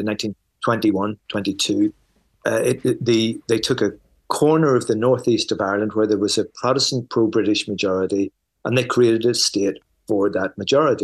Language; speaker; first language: English; native; English